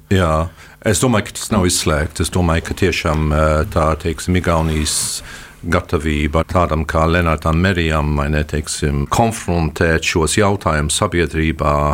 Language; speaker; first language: Latvian; early bilingual, heritage; Latvian